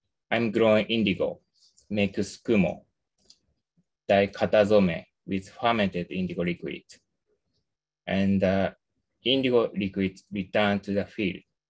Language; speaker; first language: English; non-native, learner; Japanese